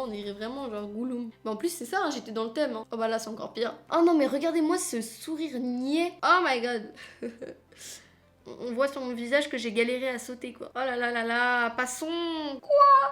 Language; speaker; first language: French; native; French